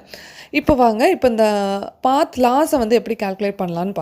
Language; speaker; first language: Tamil; native; Tamil